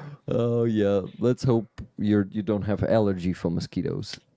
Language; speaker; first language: English; non-native, fluent; Ukrainian